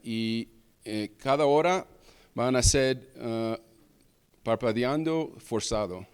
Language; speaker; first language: Spanish; early bilingual, heritage; English